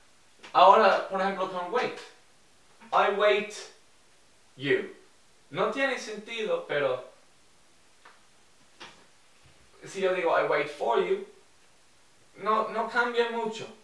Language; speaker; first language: Spanish; non-native, fluent; English